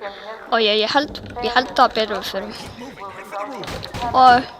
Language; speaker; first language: Icelandic; early bilingual, heritage; Swedish